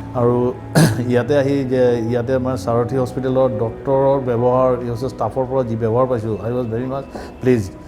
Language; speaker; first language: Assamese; non-native, local second language; Bangla